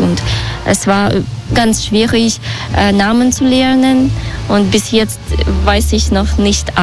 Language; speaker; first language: German; non-native, learner; Russian